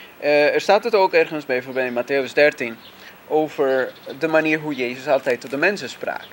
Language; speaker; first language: Dutch; non-native, fluent; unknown